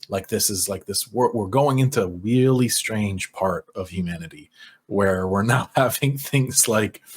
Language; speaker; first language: English; native; English